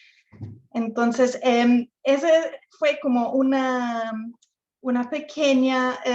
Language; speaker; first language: Spanish; non-native, fluent; English